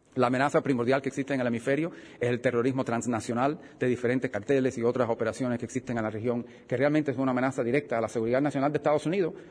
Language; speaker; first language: Spanish; early bilingual, heritage; Spanish